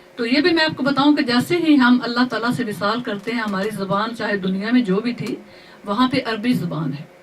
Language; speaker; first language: Urdu; native; Urdu